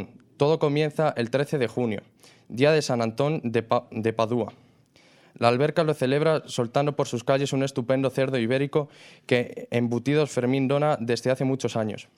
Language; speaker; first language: Spanish; native; Spanish